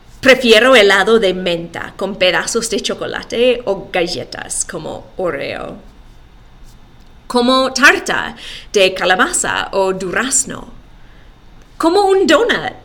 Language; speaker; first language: Spanish; non-native, fluent; English